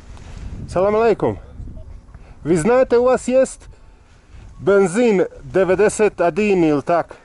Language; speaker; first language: Russian; non-native, learner; Croatian